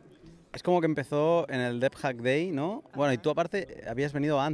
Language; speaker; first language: Spanish; native; Spanish